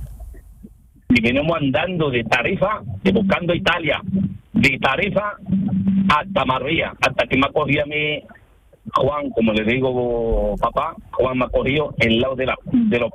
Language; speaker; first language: Spanish; early bilingual, other home language; Arabic